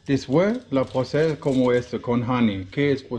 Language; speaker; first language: Spanish; non-native, learner; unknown